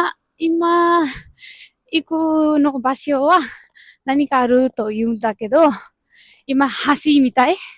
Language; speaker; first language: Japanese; non-native, learner; Nepali